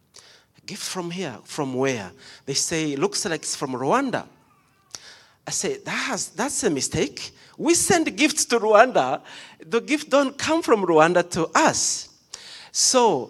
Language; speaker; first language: English; non-native, local second language; Kinyarwanda